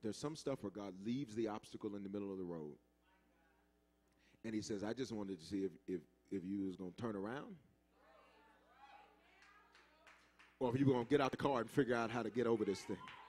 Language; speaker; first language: English; native; English